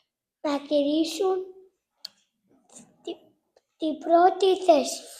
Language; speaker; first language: Greek; early bilingual, heritage; Greek